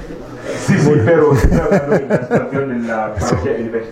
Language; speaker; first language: Spanish; non-native, fluent; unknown